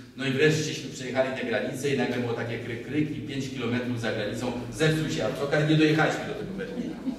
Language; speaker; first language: Polish; native; Polish